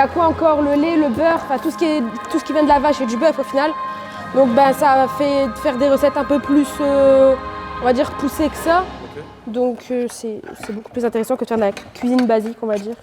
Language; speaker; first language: French; native; French